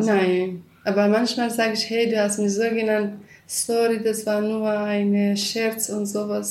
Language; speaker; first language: German; non-native, learner; Kurdish